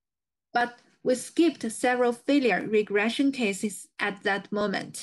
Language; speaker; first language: English; non-native, fluent; Chinese